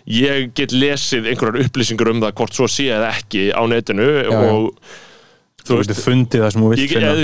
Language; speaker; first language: Icelandic; native; Icelandic